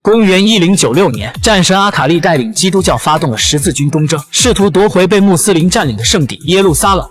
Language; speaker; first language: Chinese; native; Chinese